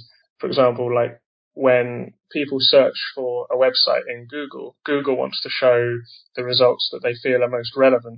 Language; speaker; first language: English; native; English